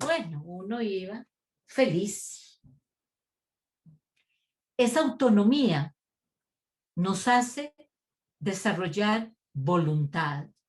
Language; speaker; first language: Spanish; native; Spanish